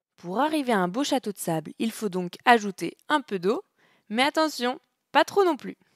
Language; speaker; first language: French; native; French